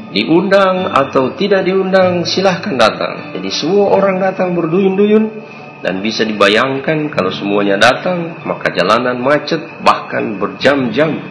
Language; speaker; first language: Indonesian; native; Indonesian